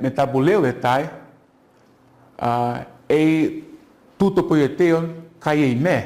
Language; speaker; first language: Greek; non-native, fluent; Portuguese